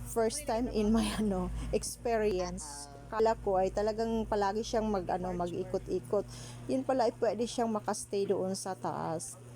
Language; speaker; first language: Filipino; native; Filipino